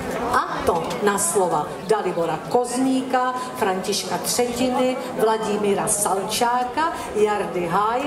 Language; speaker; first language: Czech; native; Czech